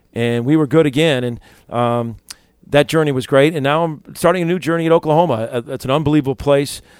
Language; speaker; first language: English; native; English